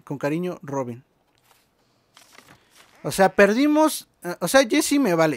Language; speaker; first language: Spanish; native; Spanish